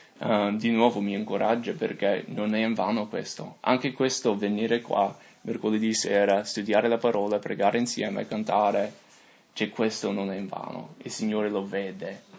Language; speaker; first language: Italian; non-native, fluent; English